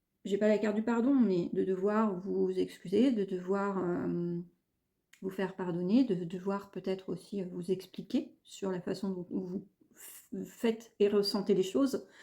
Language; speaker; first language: French; native; French